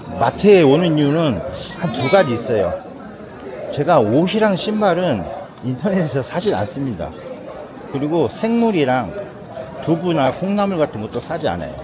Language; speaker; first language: Korean; native; Korean